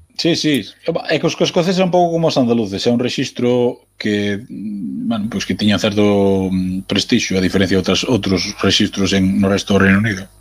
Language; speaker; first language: Galician; native; Galician